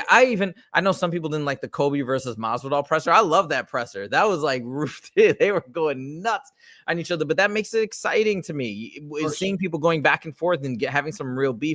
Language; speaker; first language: English; native; English